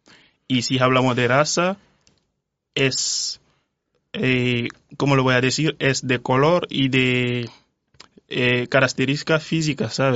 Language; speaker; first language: Spanish; non-native, fluent; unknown